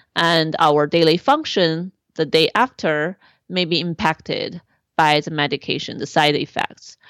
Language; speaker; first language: English; non-native, fluent; Chinese